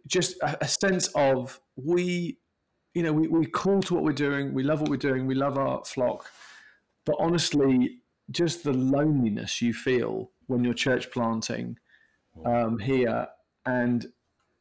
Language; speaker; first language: English; native; English